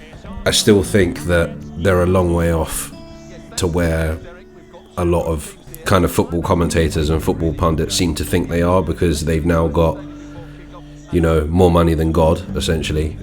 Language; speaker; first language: English; native; English